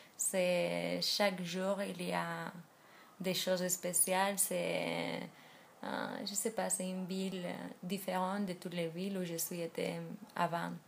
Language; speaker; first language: French; non-native, fluent; Spanish